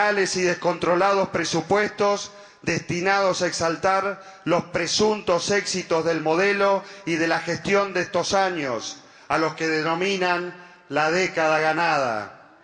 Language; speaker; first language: Spanish; native; Spanish